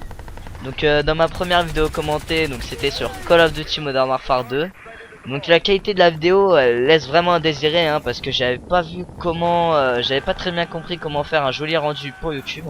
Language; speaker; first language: French; native; French